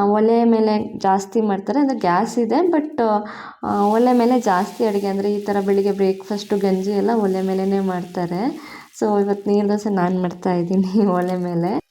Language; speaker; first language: Kannada; non-native, local second language; Tulu